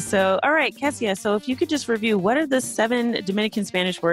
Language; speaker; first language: English; native; English